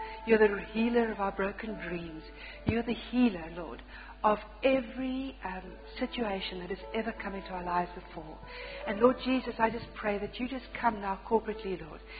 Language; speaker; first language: English; non-native, local second language; Afrikaans